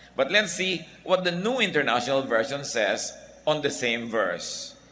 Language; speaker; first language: English; non-native, local second language; Filipino